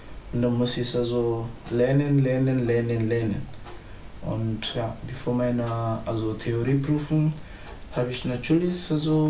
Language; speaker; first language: German; non-native, learner; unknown